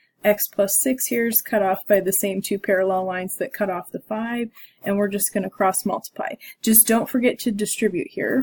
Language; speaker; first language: English; native; English